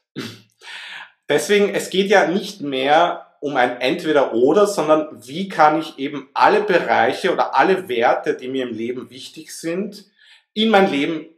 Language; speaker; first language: German; native; German